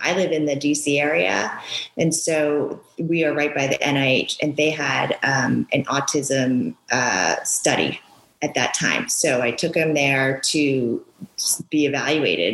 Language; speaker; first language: English; early bilingual, other home language; Japanese